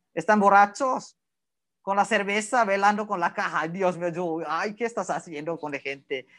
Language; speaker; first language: Spanish; non-native, learner; Indonesian